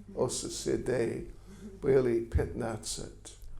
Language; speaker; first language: Russian; non-native, learner; English